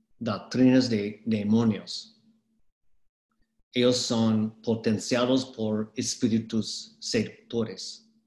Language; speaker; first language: Spanish; non-native, fluent; English